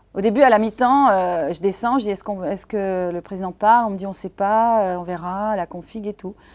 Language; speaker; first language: French; native; French